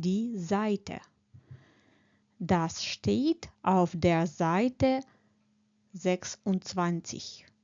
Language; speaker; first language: German; non-native, fluent; Ukrainian